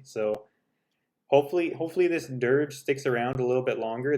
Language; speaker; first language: English; native; English